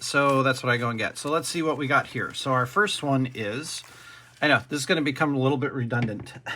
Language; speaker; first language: English; native; English